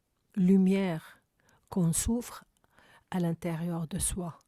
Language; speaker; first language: French; non-native, fluent; Arabic